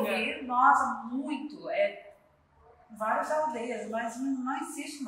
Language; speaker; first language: Portuguese; non-native, learner; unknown